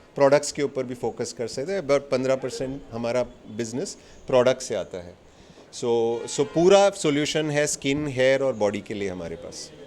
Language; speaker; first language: Hindi; non-native, local second language; Malayalam